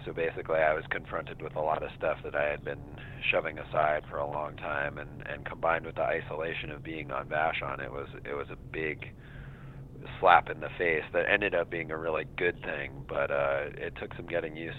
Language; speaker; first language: English; native; English